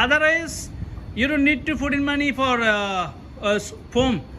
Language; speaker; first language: English; non-native, local second language; Bangla